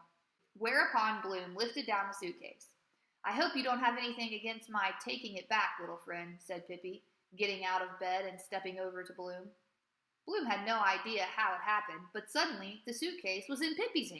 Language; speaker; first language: English; native; English